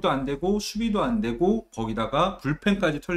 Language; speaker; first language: Korean; native; Korean